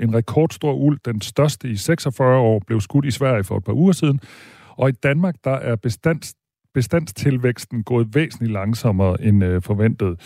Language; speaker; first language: Danish; native; Danish